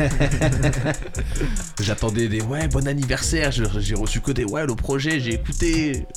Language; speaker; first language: French; native; French